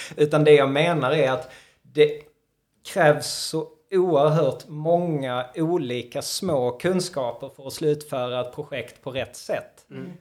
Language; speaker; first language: Swedish; native; Swedish